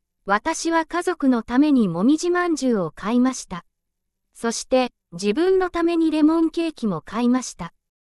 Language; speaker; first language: Japanese; non-native, fluent; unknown